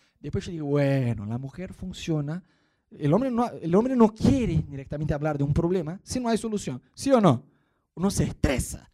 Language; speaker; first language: Spanish; non-native, fluent; Portuguese